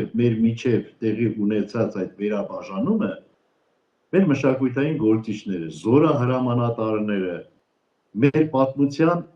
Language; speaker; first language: Armenian; native; Armenian